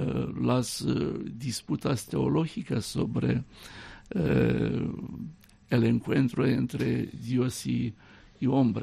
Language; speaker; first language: Spanish; non-native, fluent; Romanian